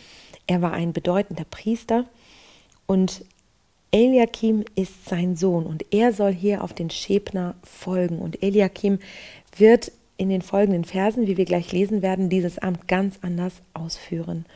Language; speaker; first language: German; native; German